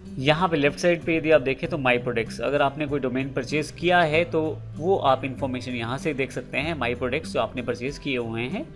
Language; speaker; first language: Hindi; native; Hindi